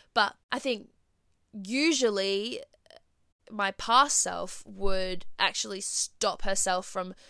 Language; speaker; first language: English; native; English